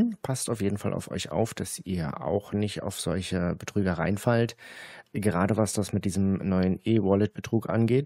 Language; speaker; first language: German; native; German